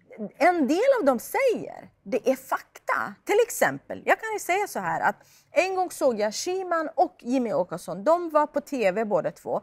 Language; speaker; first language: Swedish; non-native, fluent; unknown